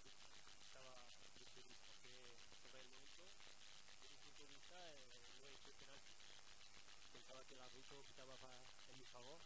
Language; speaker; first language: Spanish; non-native, learner; French